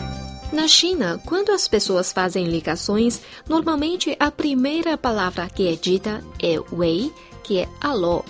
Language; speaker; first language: Portuguese; non-native, fluent; Chinese